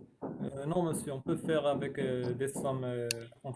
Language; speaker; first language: French; non-native, local second language; Arabic